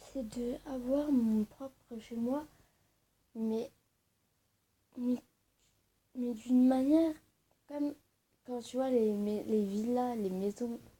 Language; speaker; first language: French; early bilingual, other home language; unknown